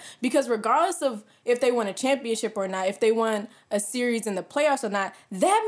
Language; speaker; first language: English; native; English